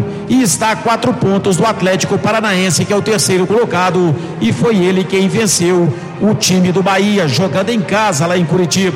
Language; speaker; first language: Portuguese; native; Portuguese